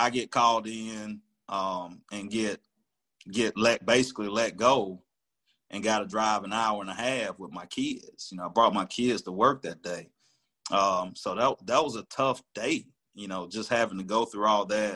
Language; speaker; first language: English; native; English